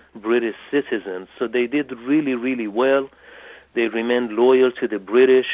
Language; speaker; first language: English; native; English